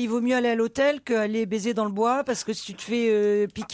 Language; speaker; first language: French; native; French